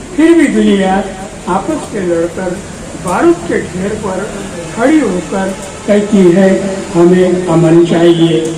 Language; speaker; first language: Hindi; non-native, local second language; Marathi